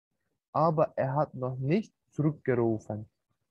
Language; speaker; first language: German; non-native, fluent; Turkish